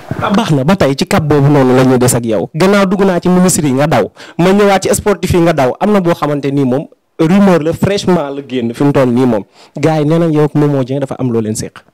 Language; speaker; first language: Wolof; native; Wolof